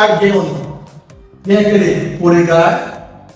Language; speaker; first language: Portuguese; non-native, local second language; Haitian Creole